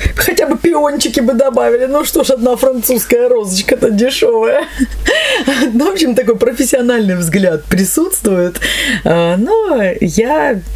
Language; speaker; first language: Russian; native; Russian